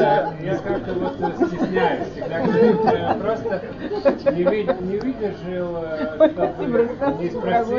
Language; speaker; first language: Russian; non-native, fluent; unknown